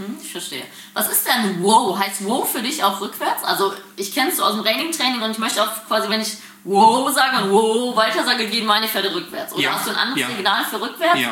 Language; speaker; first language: German; native; German